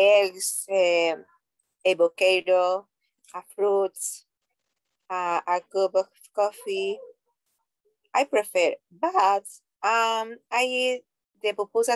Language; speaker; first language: English; non-native, learner; Spanish